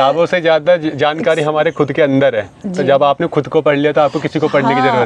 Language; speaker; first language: Hindi; native; Hindi